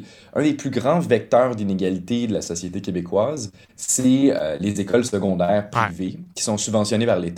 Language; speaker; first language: French; native; French